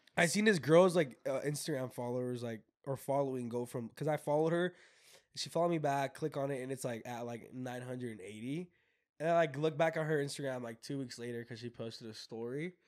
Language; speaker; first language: English; native; English